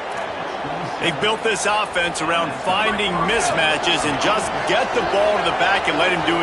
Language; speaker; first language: English; native; English